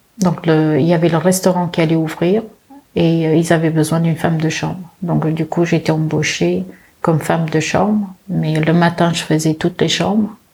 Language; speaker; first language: French; early bilingual, other home language; Portuguese